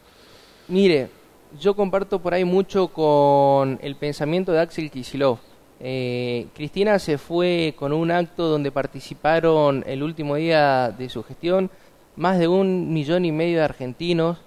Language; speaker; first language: Spanish; native; Spanish